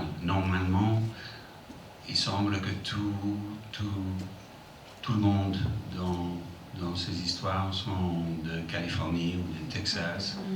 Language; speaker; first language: French; non-native, fluent; English